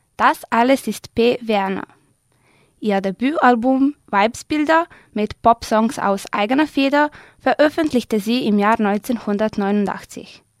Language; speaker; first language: German; non-native, fluent; Serbian